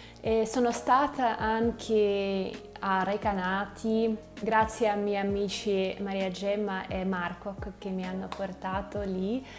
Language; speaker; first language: Italian; non-native, fluent; Russian